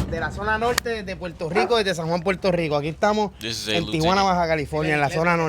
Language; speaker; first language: Spanish; native; Spanish